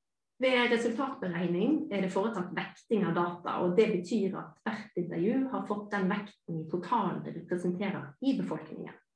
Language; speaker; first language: Norwegian; native; Norwegian